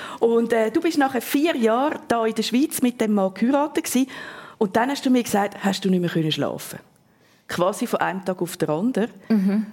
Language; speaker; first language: German; native; German